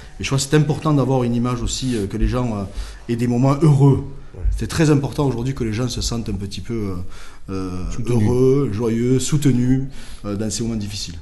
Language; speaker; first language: French; native; French